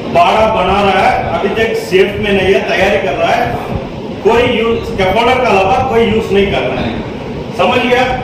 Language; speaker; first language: Hindi; non-native, local second language; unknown